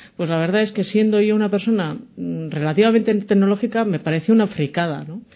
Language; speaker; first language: Spanish; native; Spanish